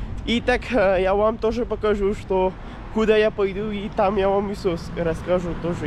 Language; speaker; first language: Russian; non-native, learner; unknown